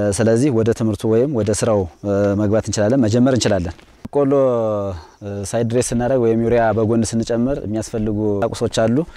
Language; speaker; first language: Amharic; native; Amharic